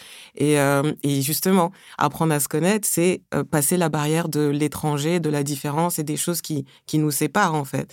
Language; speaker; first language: French; early bilingual, other home language; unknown